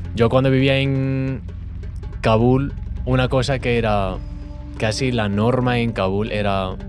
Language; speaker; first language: Spanish; non-native, fluent; Persian